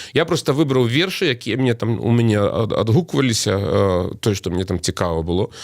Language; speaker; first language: Belarusian; native; Belarusian